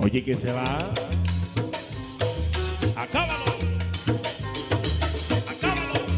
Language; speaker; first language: Spanish; native; Spanish